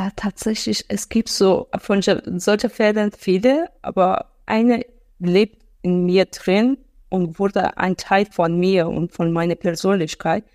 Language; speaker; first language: German; non-native, fluent; Persian